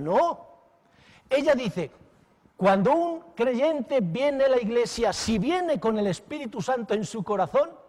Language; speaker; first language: Spanish; native; Spanish